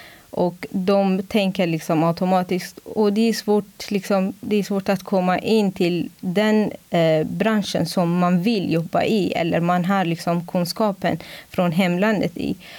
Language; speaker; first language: Swedish; non-native, fluent; Amharic